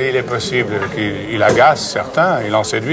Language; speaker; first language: French; native; French